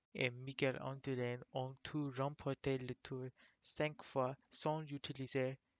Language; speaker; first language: French; non-native, learner; English